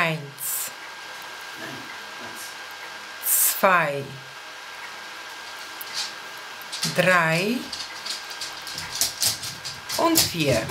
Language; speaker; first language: German; non-native, fluent; Polish